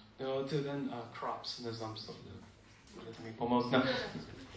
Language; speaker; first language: Czech; non-native, learner; English